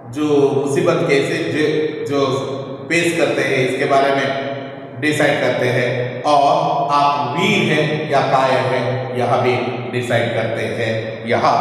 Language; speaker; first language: Hindi; non-native, local second language; Kannada